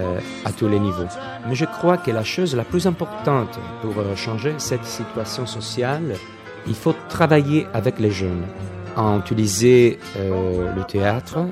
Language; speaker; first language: French; non-native, fluent; Italian